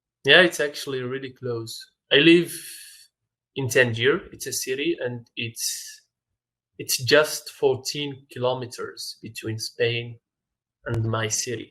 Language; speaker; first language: English; non-native, fluent; Arabic